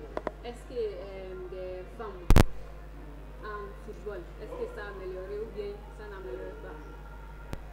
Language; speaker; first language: French; non-native, learner; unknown